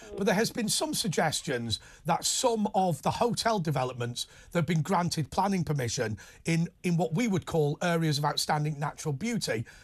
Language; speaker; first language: English; native; English